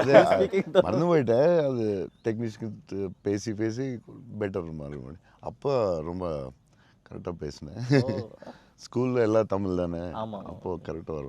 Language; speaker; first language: Tamil; non-native, local second language; Telugu